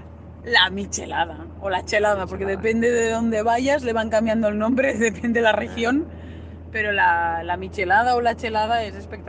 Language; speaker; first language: Spanish; native; Spanish